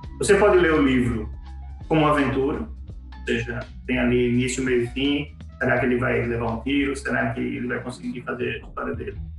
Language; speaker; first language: Portuguese; native; Portuguese